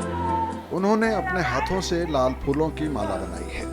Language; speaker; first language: Hindi; native; Hindi